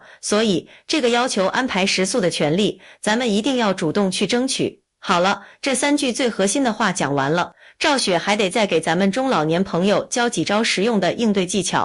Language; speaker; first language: Chinese; native; Chinese